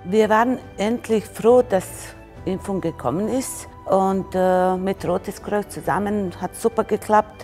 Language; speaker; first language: German; non-native, fluent; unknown